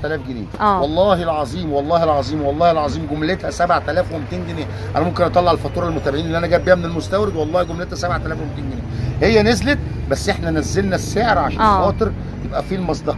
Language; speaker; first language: Arabic; native; Arabic